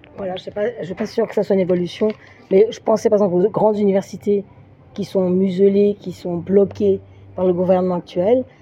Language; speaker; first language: French; native; French